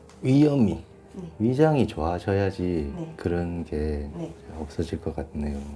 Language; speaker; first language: Korean; native; Korean